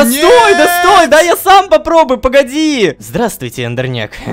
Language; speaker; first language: Russian; native; Russian